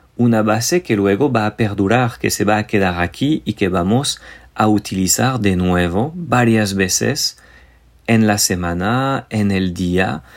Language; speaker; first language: Spanish; non-native, fluent; French